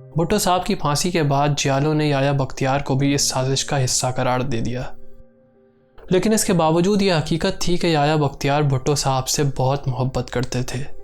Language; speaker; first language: Urdu; native; Urdu